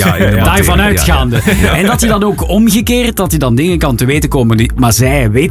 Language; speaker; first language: Dutch; native; Dutch